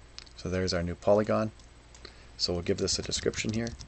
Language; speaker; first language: English; native; English